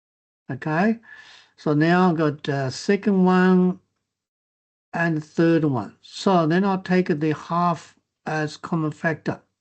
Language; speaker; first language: English; non-native, fluent; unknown